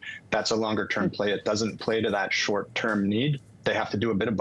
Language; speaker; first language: English; native; English